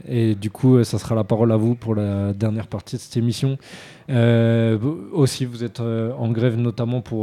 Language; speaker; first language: French; native; French